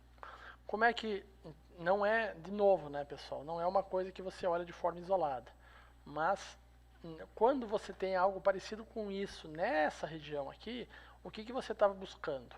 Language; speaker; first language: Portuguese; native; Portuguese